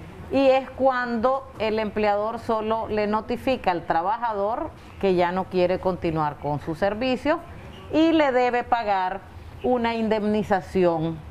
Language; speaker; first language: Spanish; native; Spanish